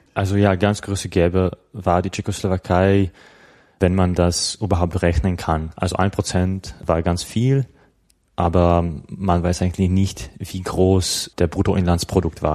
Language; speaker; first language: German; non-native, fluent; Slovak